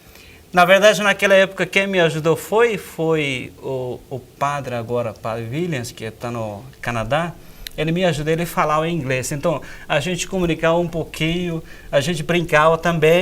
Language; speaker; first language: Portuguese; non-native, fluent; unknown